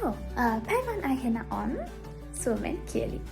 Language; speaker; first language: Finnish; non-native, learner; Sinhala